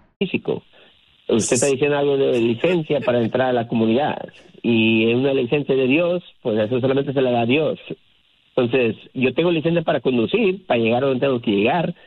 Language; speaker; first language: Spanish; early bilingual, heritage; Spanish